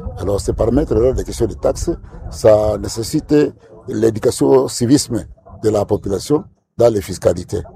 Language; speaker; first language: French; non-native, local second language; Nande